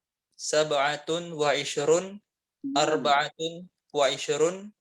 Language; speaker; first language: Arabic; non-native, learner; Indonesian